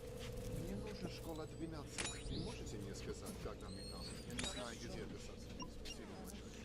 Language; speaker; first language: Russian; non-native, learner; English